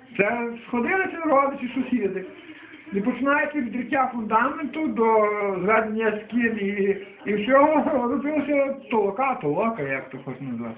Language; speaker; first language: Ukrainian; native; Ukrainian